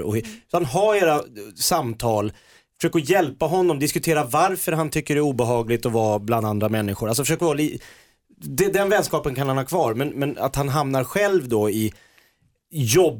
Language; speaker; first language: Swedish; native; Swedish